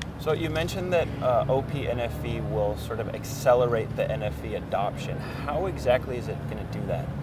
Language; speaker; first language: English; native; English